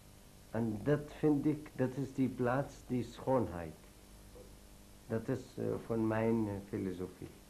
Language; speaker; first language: Dutch; non-native, learner; Arabic